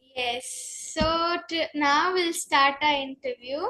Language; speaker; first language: English; non-native, local second language; Kannada